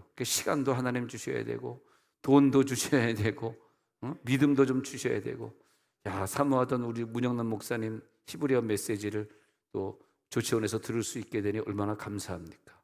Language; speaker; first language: Korean; native; Korean